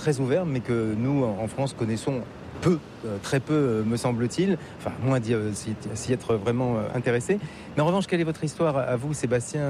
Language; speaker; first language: French; native; French